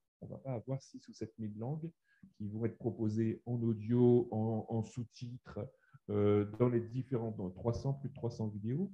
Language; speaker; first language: French; native; French